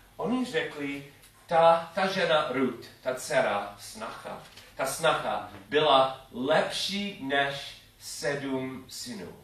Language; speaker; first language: Czech; non-native, learner; English